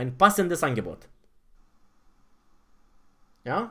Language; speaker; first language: German; non-native, fluent; Romanian